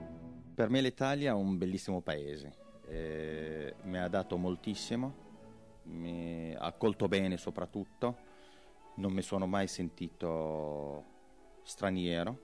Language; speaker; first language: Italian; non-native, fluent; Arabic